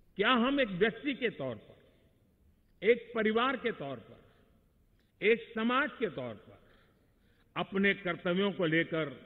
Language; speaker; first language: Hindi; non-native, local second language; Gujarati